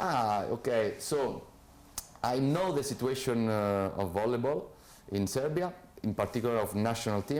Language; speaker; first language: English; non-native, fluent; Italian